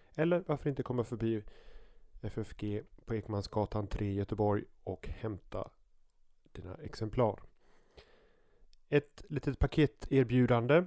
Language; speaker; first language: Swedish; native; Swedish